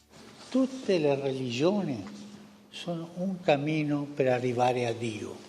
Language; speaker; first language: Italian; non-native, fluent; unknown